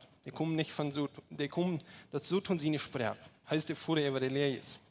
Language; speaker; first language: German; non-native, learner; Plautdietsch